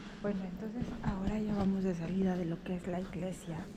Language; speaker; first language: Spanish; native; Spanish